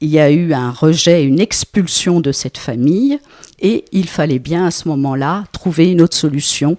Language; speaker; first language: French; native; French